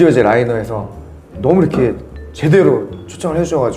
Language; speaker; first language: Korean; native; Korean